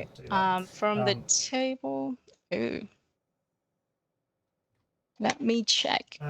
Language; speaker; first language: English; non-native, fluent; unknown